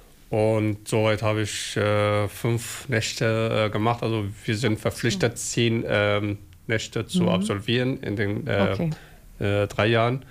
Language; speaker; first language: German; non-native, fluent; Somali